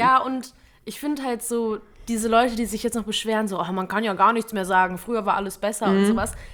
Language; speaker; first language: German; early bilingual, other home language; Vietnamese